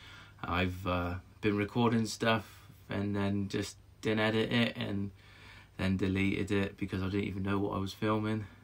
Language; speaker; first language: English; native; English